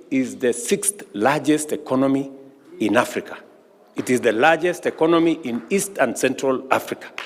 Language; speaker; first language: English; non-native, local second language; Swahili